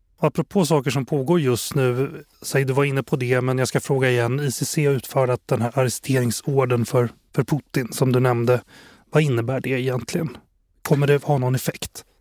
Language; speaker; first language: Swedish; native; Swedish